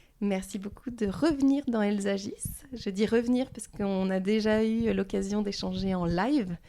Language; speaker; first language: French; native; French